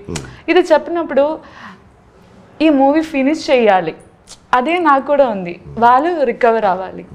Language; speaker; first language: Telugu; non-native, learner; Malayalam